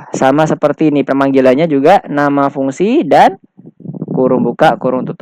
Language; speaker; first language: Indonesian; native; Indonesian